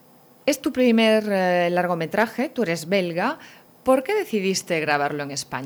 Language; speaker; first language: Spanish; native; Spanish